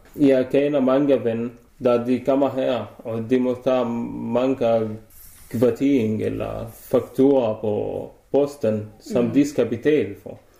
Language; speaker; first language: Danish; non-native, learner; Arabic